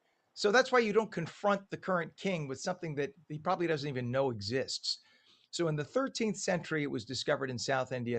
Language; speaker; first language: English; native; English